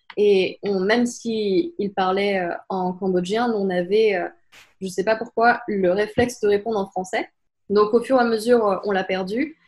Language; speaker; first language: French; native; French